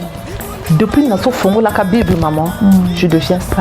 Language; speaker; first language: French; non-native, local second language; Lingala